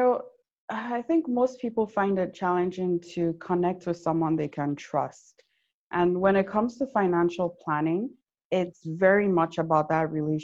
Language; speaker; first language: English; non-native, local second language; Yoruba